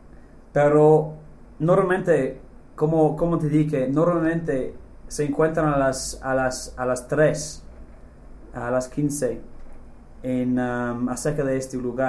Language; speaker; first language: Spanish; non-native, fluent; English